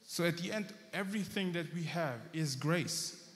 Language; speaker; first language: English; early bilingual, heritage; German